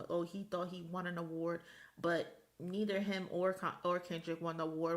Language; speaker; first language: English; native; English